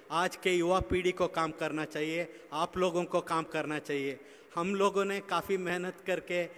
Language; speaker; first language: Hindi; non-native, local second language; Kannada